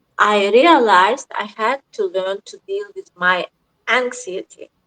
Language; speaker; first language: English; non-native, learner; Azerbaijani